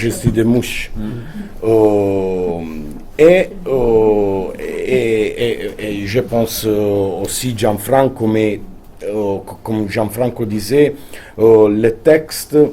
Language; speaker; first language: French; non-native, fluent; Italian